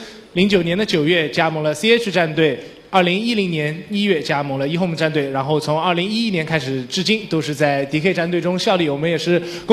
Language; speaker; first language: Chinese; native; Chinese